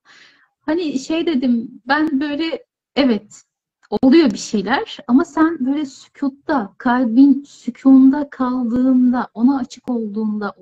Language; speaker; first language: Turkish; native; Turkish